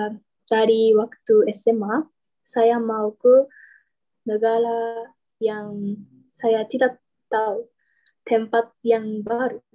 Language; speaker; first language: Indonesian; non-native, learner; Japanese